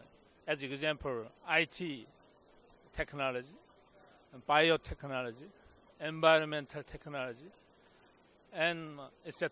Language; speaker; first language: English; non-native, fluent; Korean